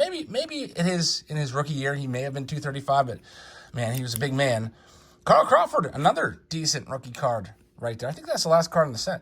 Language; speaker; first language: English; native; English